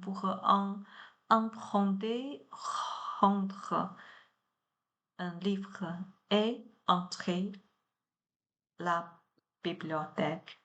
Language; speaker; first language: French; non-native, learner; Chinese